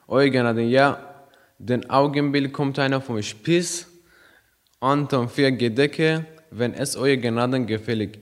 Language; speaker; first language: German; non-native, learner; Persian